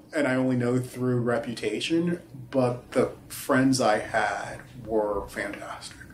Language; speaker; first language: English; early bilingual, other home language; Haitian Creole